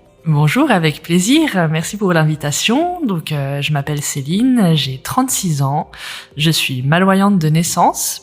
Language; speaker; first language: French; native; French